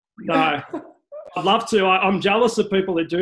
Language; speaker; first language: English; native; English